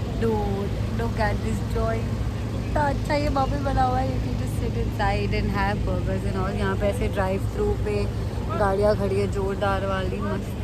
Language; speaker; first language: Hindi; native; Hindi